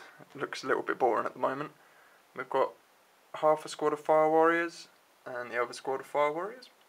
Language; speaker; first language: English; native; English